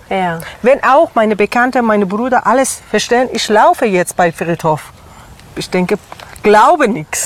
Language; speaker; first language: German; non-native, learner; Persian